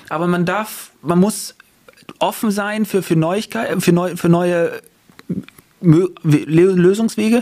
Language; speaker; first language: German; native; German